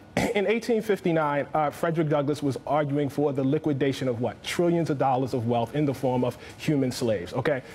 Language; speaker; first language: English; native; English